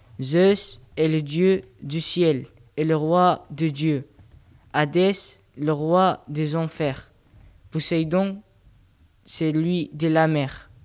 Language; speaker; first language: French; non-native, learner; Arabic